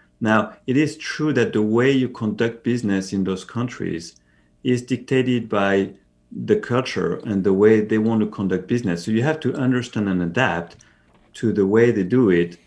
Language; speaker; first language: English; non-native, fluent; French